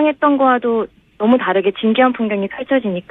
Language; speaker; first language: Korean; native; Korean